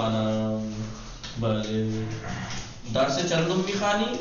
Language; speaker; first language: Persian; non-native, fluent; Urdu